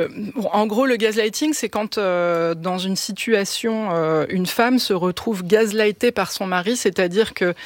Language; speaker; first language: French; native; French